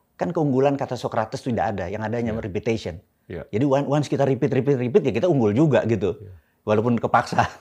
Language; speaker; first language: Indonesian; non-native, local second language; Javanese